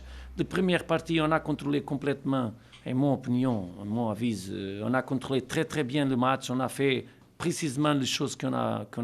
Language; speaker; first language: French; non-native, learner; Portuguese